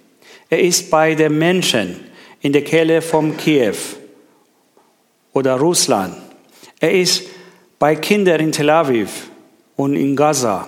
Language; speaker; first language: German; non-native, learner; Persian